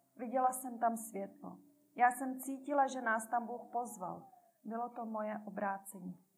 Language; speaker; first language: Czech; native; Czech